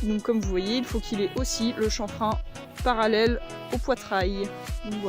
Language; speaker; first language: French; native; French